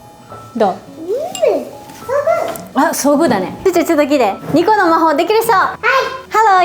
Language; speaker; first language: Japanese; native; Japanese